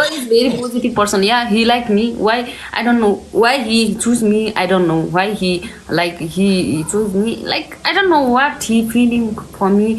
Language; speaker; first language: English; non-native, learner; Nepali